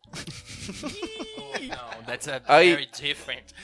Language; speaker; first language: English; non-native, learner; Portuguese